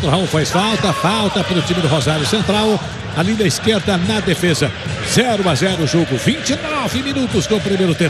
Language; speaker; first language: Portuguese; native; Portuguese